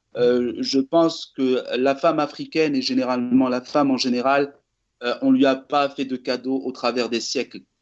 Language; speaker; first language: French; non-native, local second language; Arabic